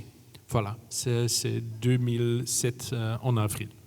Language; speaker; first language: French; non-native, fluent; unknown